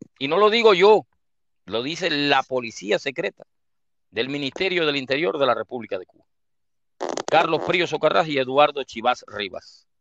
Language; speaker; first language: Spanish; native; Spanish